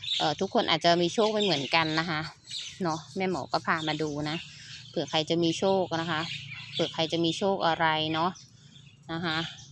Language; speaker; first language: Thai; native; Thai